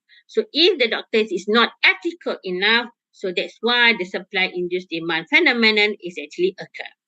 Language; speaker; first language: English; non-native, local second language; Malay